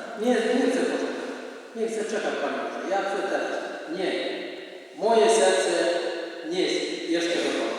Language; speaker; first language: Polish; non-native, fluent; Indonesian